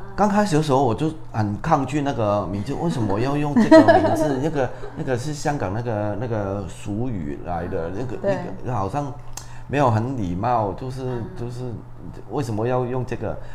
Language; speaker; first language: Chinese; non-native, fluent; Cantonese